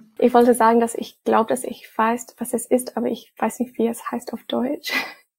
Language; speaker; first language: German; non-native, fluent; English